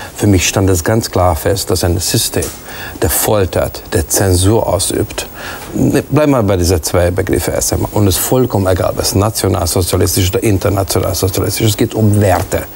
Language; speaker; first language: German; non-native, fluent; Hungarian